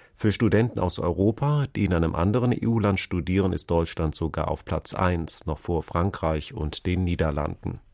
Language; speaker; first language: German; native; German